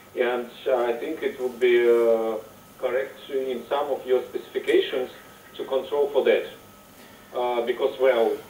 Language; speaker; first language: English; non-native, fluent; Russian